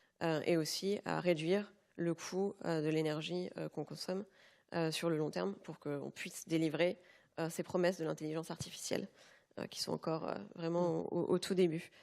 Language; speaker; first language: French; native; French